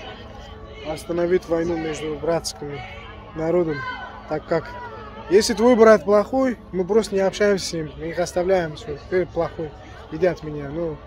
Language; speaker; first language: Russian; non-native, fluent; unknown